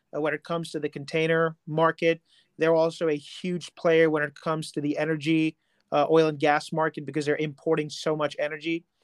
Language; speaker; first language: English; non-native, local second language; Hindi